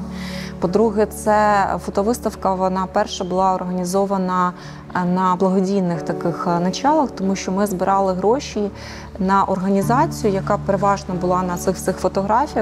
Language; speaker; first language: Ukrainian; native; Ukrainian